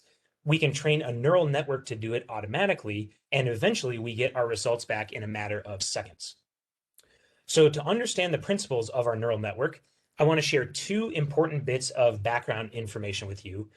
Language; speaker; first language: English; native; English